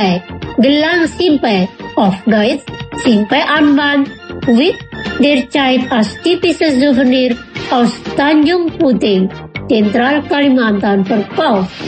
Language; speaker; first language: German; non-native, learner; Indonesian